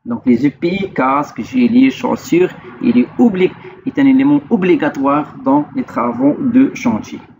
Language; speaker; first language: French; non-native, local second language; Arabic